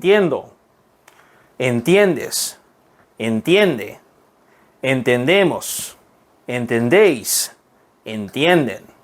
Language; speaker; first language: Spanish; non-native, fluent; Korean